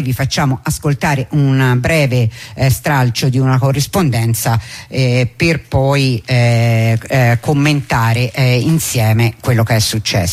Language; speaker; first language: Italian; native; Italian